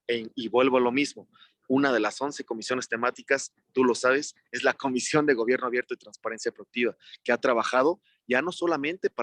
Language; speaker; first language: Spanish; native; Spanish